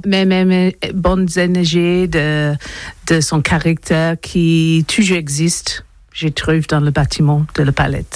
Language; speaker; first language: French; non-native, learner; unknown